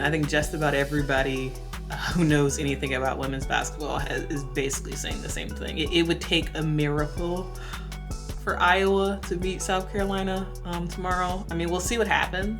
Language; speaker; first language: English; native; English